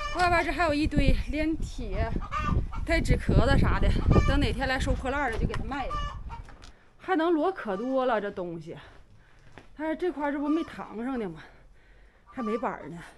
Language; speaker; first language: Chinese; native; Chinese